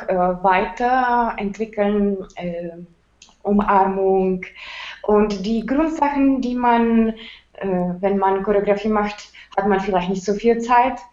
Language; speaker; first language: German; non-native, fluent; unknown